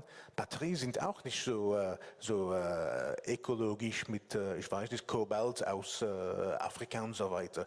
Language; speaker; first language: German; non-native, learner; English